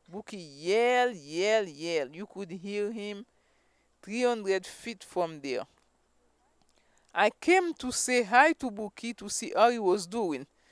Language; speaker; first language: English; non-native, fluent; Haitian Creole